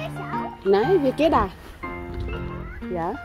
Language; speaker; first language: German; non-native, learner; Thai